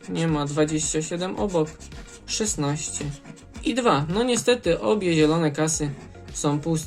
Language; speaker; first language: Polish; native; Polish